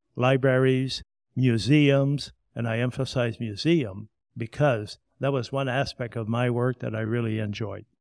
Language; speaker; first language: English; non-native, fluent; French